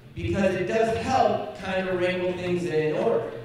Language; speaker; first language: English; native; English